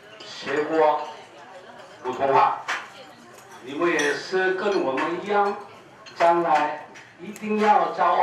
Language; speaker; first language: Chinese; non-native, fluent; Korean